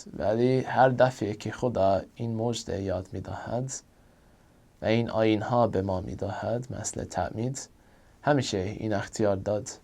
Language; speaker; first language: Persian; non-native, fluent; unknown